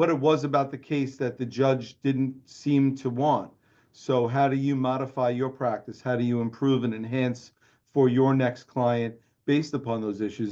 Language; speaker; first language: English; native; English